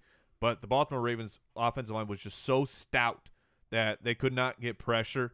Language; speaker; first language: English; native; English